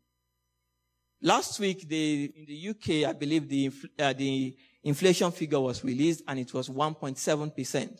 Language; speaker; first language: English; non-native, local second language; Yoruba